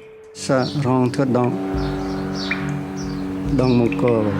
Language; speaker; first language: French; non-native, fluent; Khmer